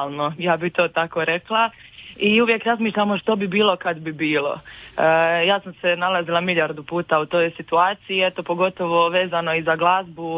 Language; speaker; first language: Croatian; native; Croatian